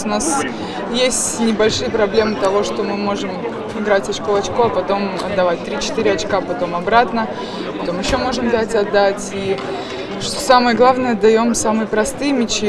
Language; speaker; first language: Russian; native; Russian